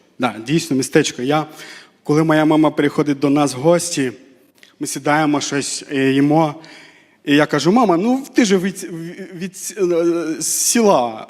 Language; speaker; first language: Ukrainian; non-native, fluent; Armenian